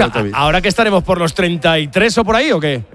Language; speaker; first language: Spanish; native; Spanish